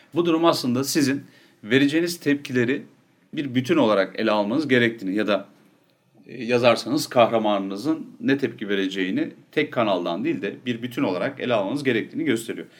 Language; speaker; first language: Turkish; native; Turkish